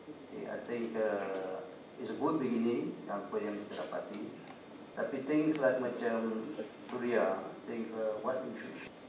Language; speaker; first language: English; non-native, local second language; Malay